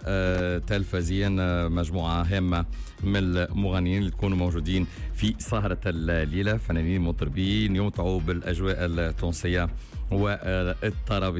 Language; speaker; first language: Arabic; native; Arabic